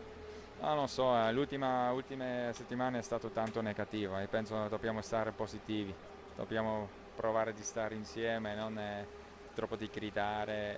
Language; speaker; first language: Italian; non-native, local second language; German